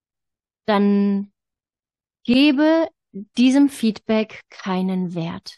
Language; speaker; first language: German; native; German